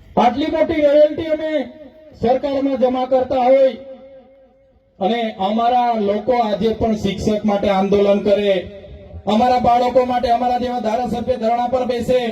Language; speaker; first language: Gujarati; non-native, local second language; Vasavi